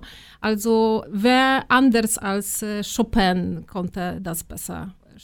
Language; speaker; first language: German; non-native, fluent; Polish